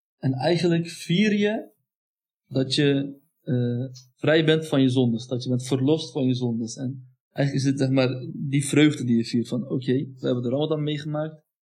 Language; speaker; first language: Dutch; early bilingual, other home language; Turkish